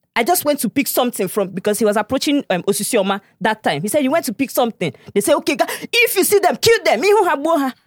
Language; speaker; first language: English; non-native, local second language; Igbo